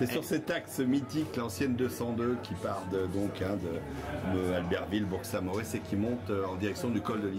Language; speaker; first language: French; native; French